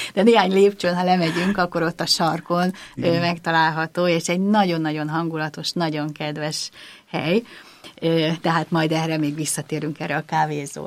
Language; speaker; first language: Hungarian; native; Hungarian